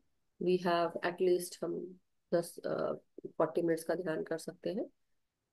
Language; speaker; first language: Hindi; native; Hindi